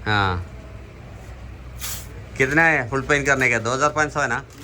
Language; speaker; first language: Hindi; non-native, local second language; Malayalam